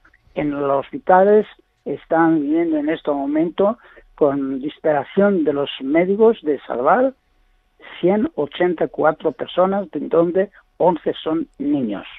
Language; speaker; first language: Spanish; non-native, learner; Greek